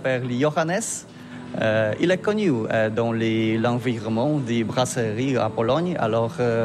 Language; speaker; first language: French; non-native, learner; Polish